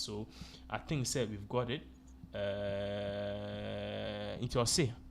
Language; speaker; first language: English; non-native, local second language; Akan